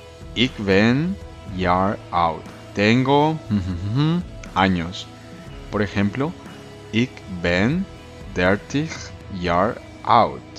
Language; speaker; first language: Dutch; non-native, learner; Spanish